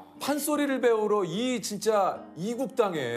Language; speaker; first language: Korean; native; Korean